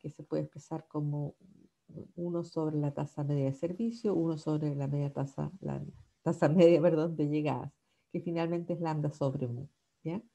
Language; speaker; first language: Spanish; native; Spanish